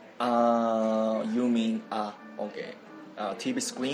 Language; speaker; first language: English; non-native, learner; Japanese